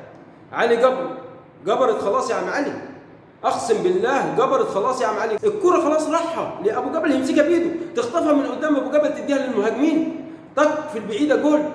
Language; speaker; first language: Arabic; native; Arabic